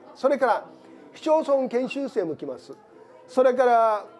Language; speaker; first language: Japanese; native; Japanese